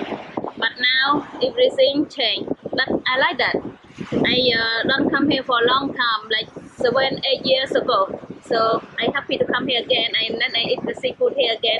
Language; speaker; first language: English; non-native, learner; Khmer